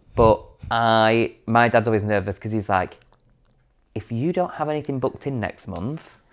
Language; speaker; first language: English; native; English